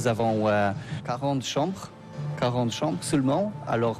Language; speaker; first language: French; non-native, learner; Polish